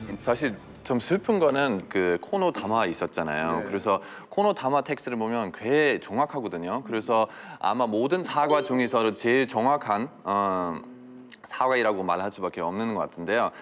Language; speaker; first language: Korean; non-native, fluent; German